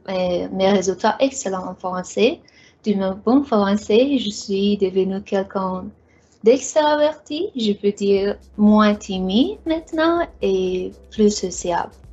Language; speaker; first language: French; non-native, fluent; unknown